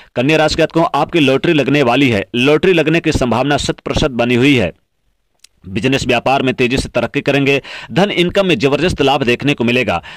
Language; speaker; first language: Hindi; native; Hindi